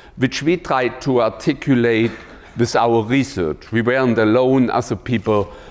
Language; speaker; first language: English; non-native, fluent; German